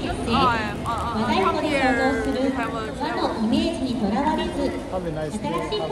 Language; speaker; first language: Japanese; native; Japanese